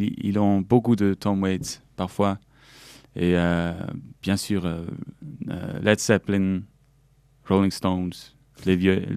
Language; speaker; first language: French; non-native, local second language; German